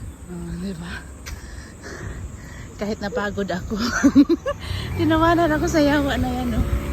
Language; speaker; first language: Filipino; native; Filipino